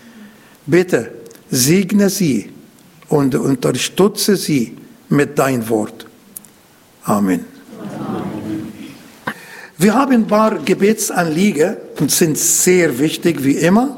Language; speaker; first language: German; non-native, learner; Arabic